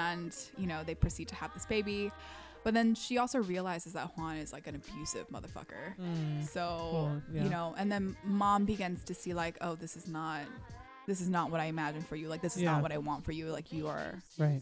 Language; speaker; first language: English; early bilingual, other home language; Korean